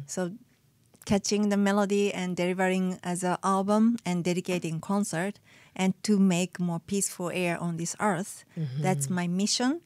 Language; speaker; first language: English; non-native, fluent; Japanese